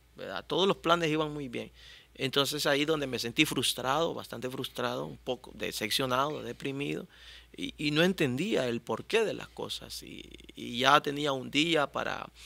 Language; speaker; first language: Spanish; native; Spanish